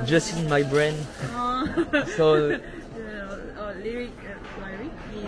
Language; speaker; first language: English; non-native, learner; French